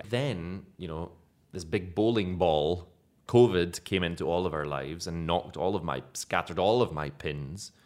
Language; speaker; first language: English; native; English